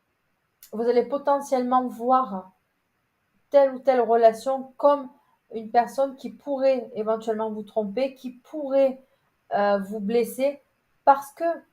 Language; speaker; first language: French; native; French